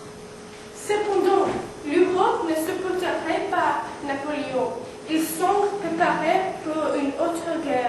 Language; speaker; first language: French; non-native, learner; English